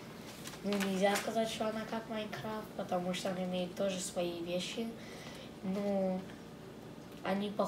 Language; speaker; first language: Russian; early bilingual, heritage; Russian